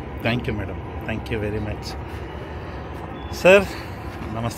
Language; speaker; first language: Kannada; native; Kannada